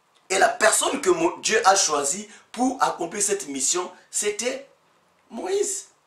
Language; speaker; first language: French; non-native, local second language; Lingala